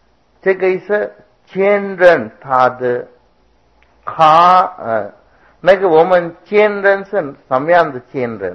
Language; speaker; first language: Chinese; non-native, fluent; Sinhala